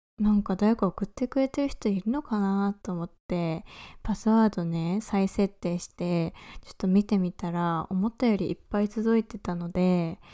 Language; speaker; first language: Japanese; native; Japanese